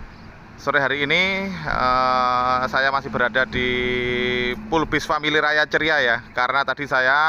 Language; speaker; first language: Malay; non-native, local second language; Javanese